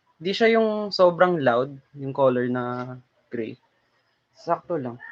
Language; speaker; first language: Filipino; non-native, local second language; Hiligaynon